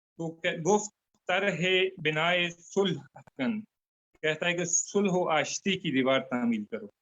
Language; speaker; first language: Urdu; non-native, fluent; Turkmen